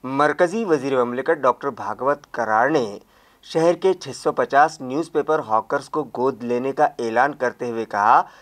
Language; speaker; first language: Hindi; non-native, local second language; Urdu